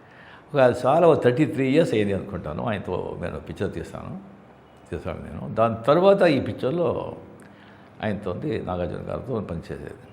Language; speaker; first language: Telugu; non-native, fluent; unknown